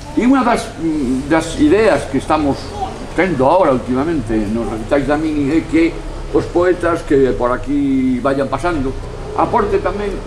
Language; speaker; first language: Spanish; non-native, local second language; Galician